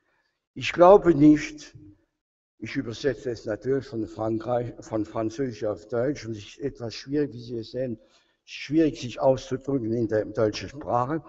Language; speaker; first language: German; non-native, fluent; French